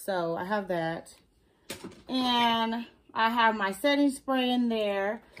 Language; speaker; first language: English; native; English